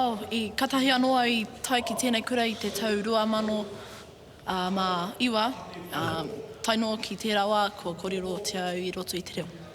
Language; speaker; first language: Māori; non-native, local second language; English